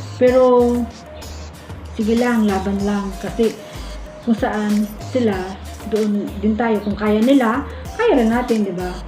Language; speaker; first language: Filipino; non-native, local second language; Cebuano